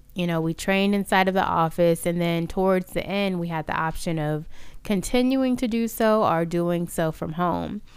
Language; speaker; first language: English; native; English